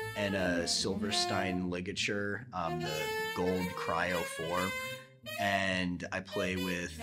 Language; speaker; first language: English; native; English